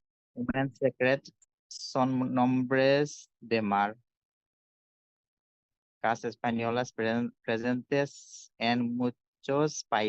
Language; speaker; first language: Spanish; non-native, learner; Bangla